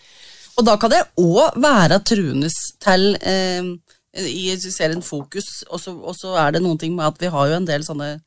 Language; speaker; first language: Norwegian; native; Norwegian